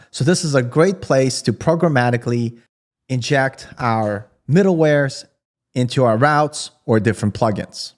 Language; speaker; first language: English; native; English